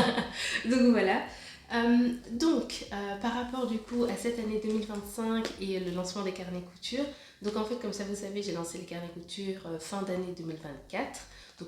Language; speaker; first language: French; native; French